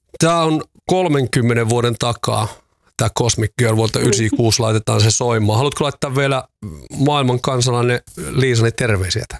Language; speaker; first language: Finnish; native; Finnish